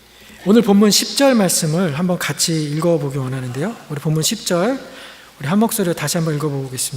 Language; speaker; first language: Korean; native; Korean